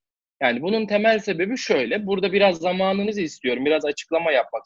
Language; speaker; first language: Turkish; native; Turkish